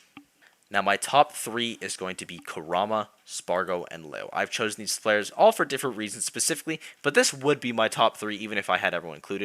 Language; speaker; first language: English; native; English